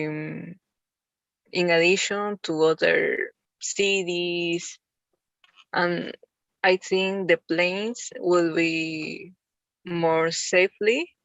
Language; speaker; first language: English; non-native, learner; Spanish